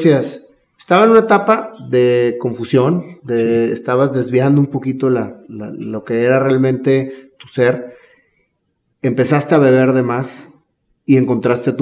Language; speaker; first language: Spanish; native; Spanish